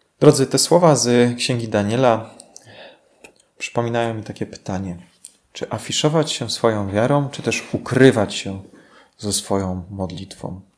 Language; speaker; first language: Polish; native; Polish